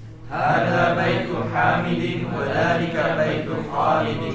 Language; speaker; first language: Arabic; non-native, learner; Indonesian